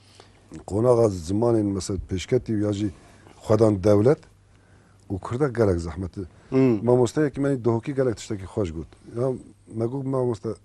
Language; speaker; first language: Kurdish; native; Kurdish